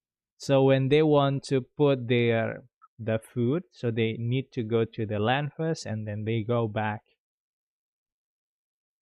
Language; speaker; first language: English; non-native, fluent; Indonesian